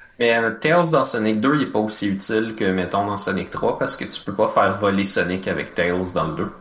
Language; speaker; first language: French; native; French